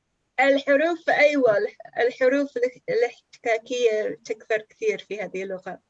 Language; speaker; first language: Arabic; non-native, fluent; English